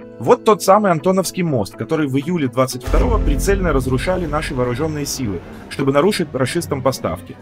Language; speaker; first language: Russian; native; Russian